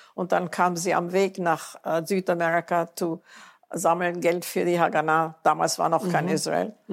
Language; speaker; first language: German; native; German